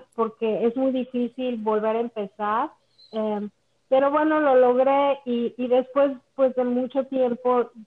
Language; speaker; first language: Spanish; native; Spanish